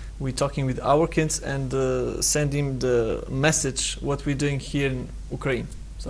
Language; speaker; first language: English; non-native, learner; Serbian